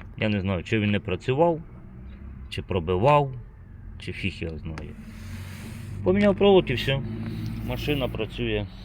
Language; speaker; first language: Ukrainian; native; Ukrainian